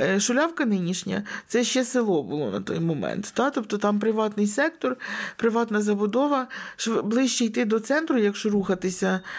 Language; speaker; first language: Ukrainian; native; Ukrainian